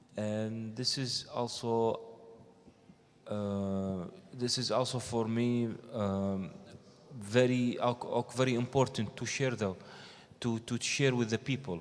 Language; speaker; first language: English; non-native, learner; Arabic